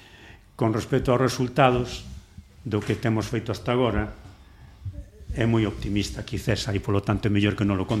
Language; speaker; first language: Galician; native; Galician